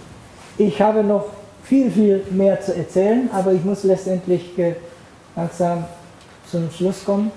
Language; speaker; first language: German; non-native, fluent; Japanese